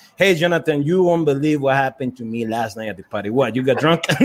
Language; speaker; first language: English; non-native, fluent; Spanish